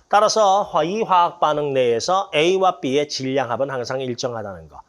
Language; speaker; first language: Korean; native; Korean